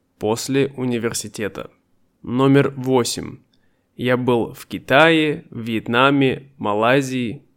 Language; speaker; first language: Russian; native; Russian